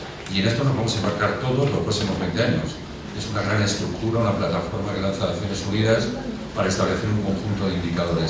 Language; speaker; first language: Spanish; native; Spanish